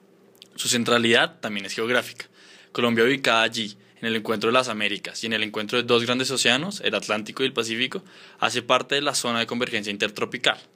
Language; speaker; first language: Spanish; native; Spanish